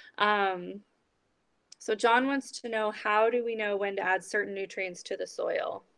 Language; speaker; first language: English; native; English